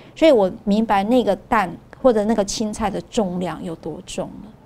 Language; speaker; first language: Chinese; non-native, local second language; Min Nan Chinese